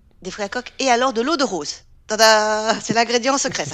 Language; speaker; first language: French; native; French